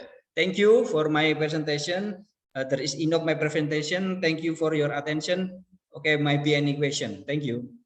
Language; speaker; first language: English; non-native, learner; Indonesian